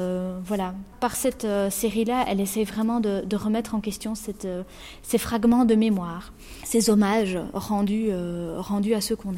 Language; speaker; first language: French; native; French